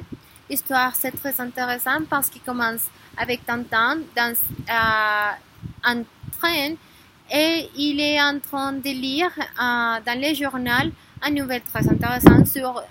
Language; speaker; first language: French; non-native, learner; Spanish